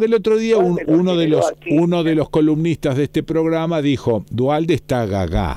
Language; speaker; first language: Spanish; native; Spanish